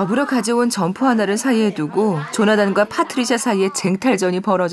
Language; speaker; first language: Korean; native; Korean